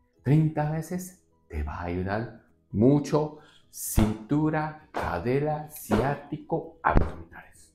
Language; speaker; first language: Spanish; non-native, learner; Japanese